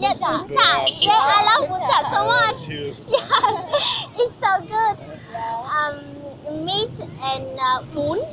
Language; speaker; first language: English; non-native, learner; Vietnamese